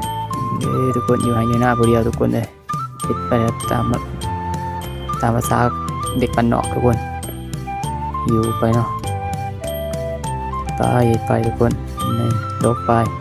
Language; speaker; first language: Thai; non-native, local second language; Northeastern Thai